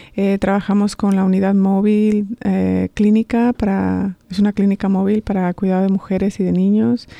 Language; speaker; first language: Spanish; native; Spanish